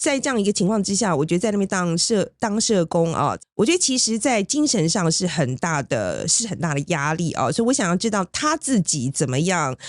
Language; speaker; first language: Chinese; native; Chinese